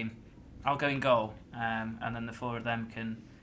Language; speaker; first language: English; native; English